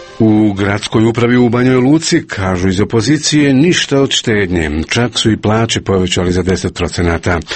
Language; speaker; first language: Croatian; native; Croatian